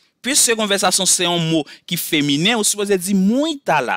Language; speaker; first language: Portuguese; non-native, fluent; Haitian Creole